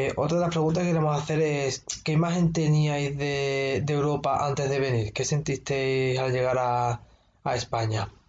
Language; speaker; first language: Spanish; native; Spanish